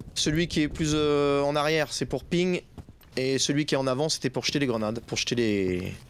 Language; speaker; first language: French; native; French